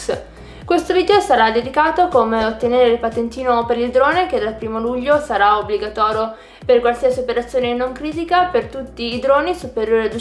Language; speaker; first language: Italian; native; Italian